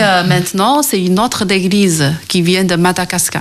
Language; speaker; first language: French; non-native, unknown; Chinese